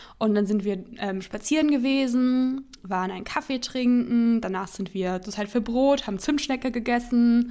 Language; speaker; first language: German; native; German